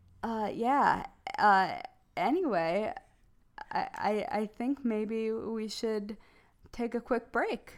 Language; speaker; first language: English; native; English